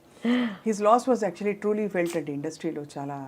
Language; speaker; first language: Telugu; native; Telugu